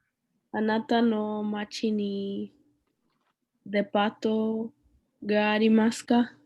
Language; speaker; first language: Japanese; non-native, learner; English